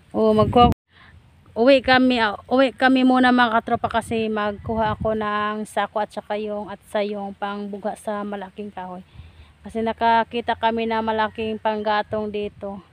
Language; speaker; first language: Filipino; non-native, local second language; Hiligaynon